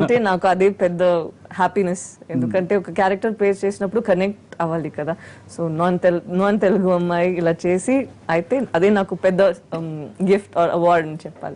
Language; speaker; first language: Telugu; non-native, fluent; Tamil